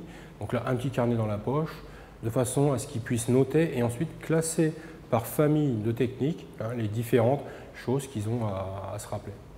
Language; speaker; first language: French; native; French